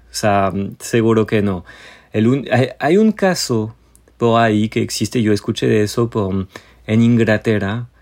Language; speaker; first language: Spanish; non-native, fluent; French